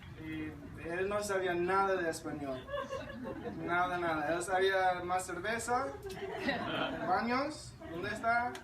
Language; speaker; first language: Spanish; non-native, learner; English